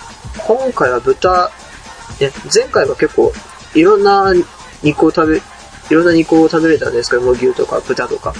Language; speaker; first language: Japanese; native; Japanese